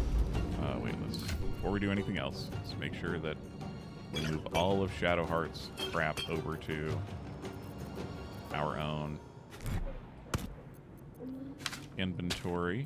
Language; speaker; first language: English; native; English